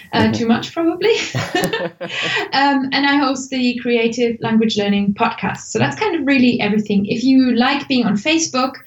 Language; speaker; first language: English; non-native, fluent; German